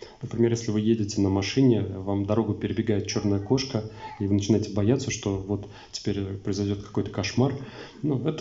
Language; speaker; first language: Russian; native; Russian